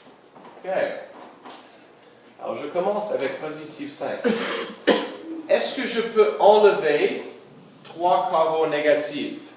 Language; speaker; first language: French; non-native, local second language; English